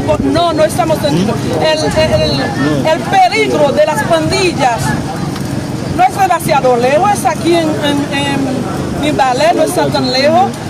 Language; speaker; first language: Spanish; non-native, local second language; Haitian Creole